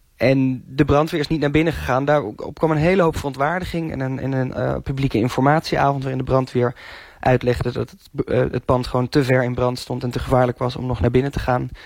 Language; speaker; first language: Dutch; native; Dutch